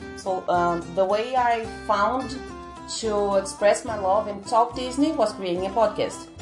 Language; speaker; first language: English; non-native, fluent; Portuguese